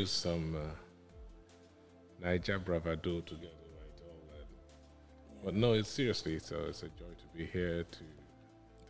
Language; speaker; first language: English; non-native, local second language; Yoruba